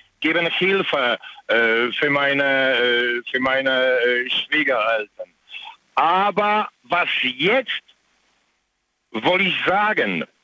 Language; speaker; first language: German; non-native, learner; Polish